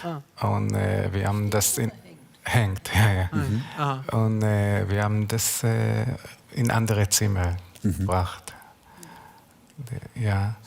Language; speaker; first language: German; non-native, learner; Hebrew